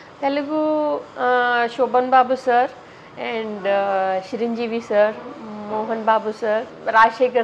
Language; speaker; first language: Telugu; non-native, learner; Tamil